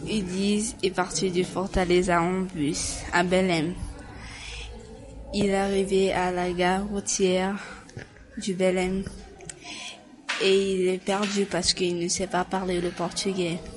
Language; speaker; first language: French; non-native, learner; Portuguese